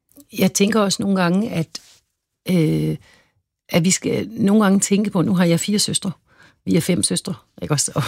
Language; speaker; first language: Danish; native; Danish